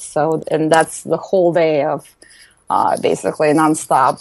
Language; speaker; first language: English; native; English